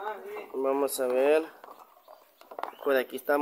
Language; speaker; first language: Spanish; native; Spanish